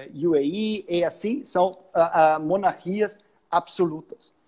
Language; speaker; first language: Portuguese; non-native, fluent; German